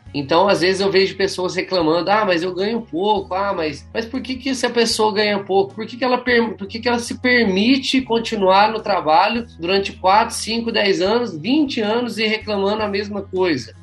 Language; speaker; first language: Portuguese; native; Portuguese